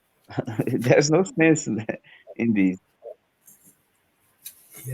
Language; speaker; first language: English; non-native, learner; Portuguese